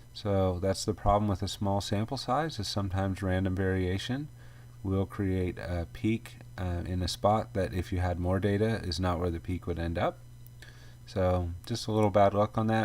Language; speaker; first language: English; native; English